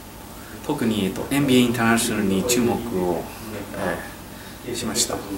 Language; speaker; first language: Japanese; non-native, learner; English